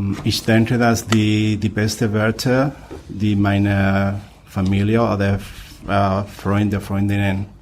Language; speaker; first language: German; non-native, learner; Spanish